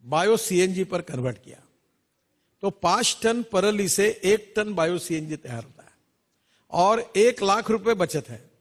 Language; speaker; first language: Hindi; non-native, local second language; Marathi